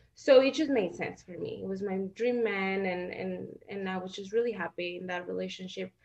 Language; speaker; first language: English; non-native, fluent; Spanish